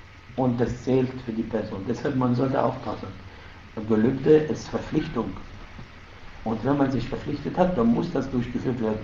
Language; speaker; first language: German; non-native, fluent; Arabic